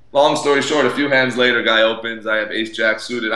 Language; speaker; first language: English; native; English